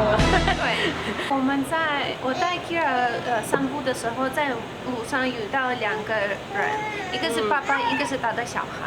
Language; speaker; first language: Chinese; non-native, learner; Russian